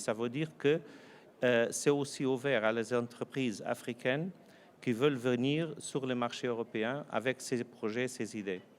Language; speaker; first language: French; non-native, fluent; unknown